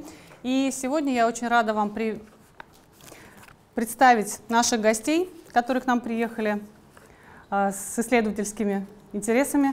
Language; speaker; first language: Russian; native; Russian